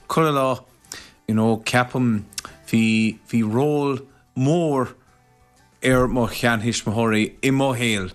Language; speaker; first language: Irish; non-native, local second language; English